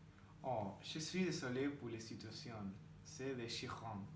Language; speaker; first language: French; non-native, learner; Spanish